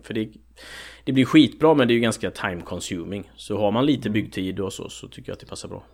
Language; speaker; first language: Swedish; native; Swedish